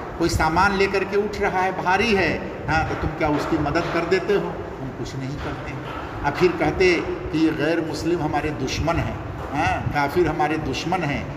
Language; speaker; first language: Urdu; non-native, local second language; Bangla